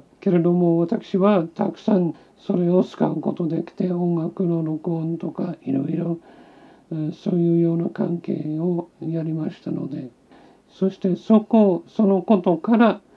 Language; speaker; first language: Japanese; non-native, local second language; English